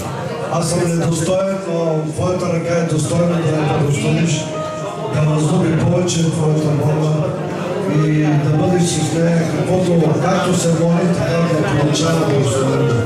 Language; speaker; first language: Bulgarian; non-native, fluent; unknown